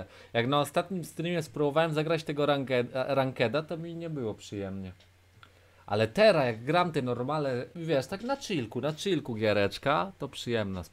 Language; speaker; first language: Polish; native; Polish